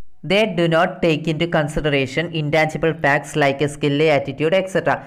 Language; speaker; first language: English; non-native, local second language; Malayalam